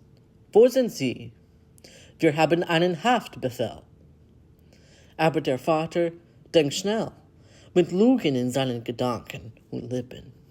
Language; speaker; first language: German; non-native, learner; English